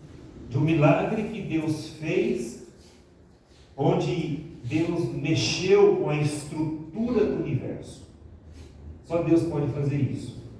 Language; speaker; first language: Portuguese; native; Portuguese